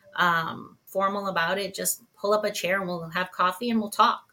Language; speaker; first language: English; native; English